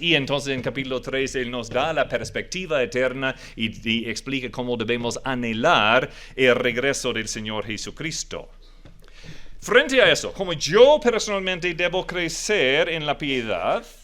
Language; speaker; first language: Spanish; non-native, fluent; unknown